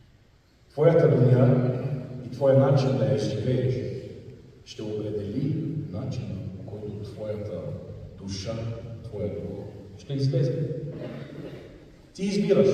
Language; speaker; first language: Bulgarian; non-native, fluent; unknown